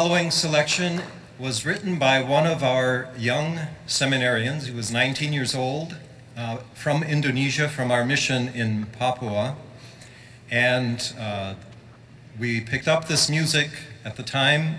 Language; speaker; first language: English; native; English